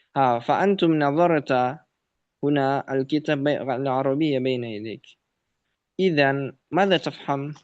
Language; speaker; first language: Arabic; non-native, learner; Indonesian